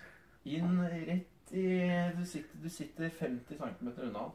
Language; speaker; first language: Norwegian; native; Norwegian